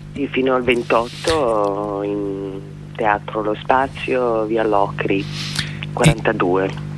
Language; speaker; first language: Italian; non-native, fluent; Serbian